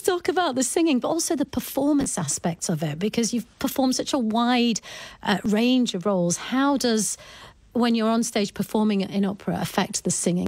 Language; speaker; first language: English; native; English